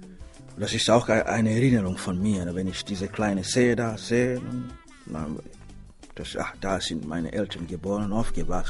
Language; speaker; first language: German; non-native, learner; Swahili